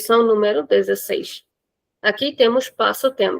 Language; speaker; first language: Portuguese; non-native, fluent; Hindi